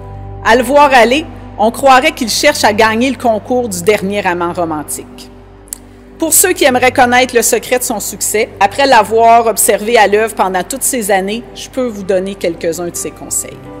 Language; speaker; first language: French; native; French